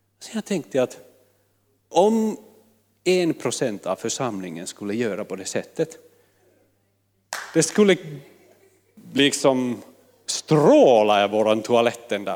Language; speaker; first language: Swedish; non-native, fluent; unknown